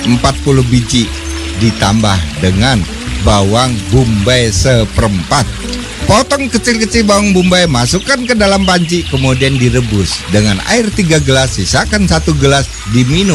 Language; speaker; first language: Indonesian; native; Indonesian